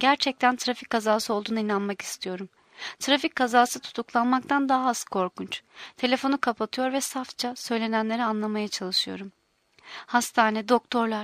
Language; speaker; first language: Turkish; native; Turkish